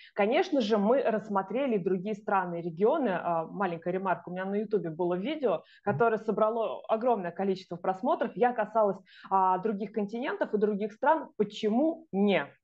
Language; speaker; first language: Russian; native; Russian